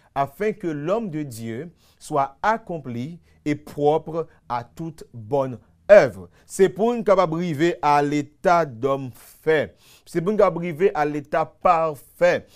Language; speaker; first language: French; non-native, local second language; Haitian Creole